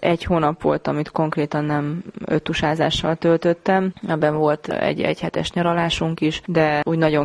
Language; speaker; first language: Hungarian; native; Hungarian